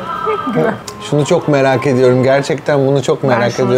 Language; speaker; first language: Turkish; native; Turkish